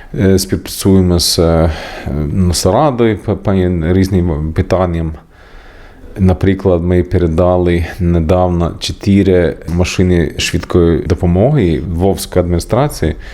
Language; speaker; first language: Ukrainian; non-native, learner; Swedish